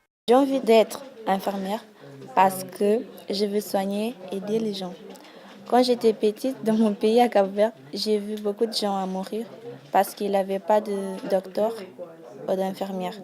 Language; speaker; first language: French; non-native, learner; Kabuverdianu